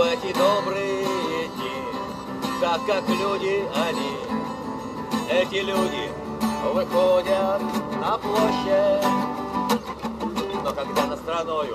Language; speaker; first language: Russian; native; Russian